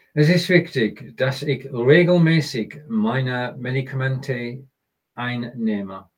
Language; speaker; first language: German; non-native, learner; English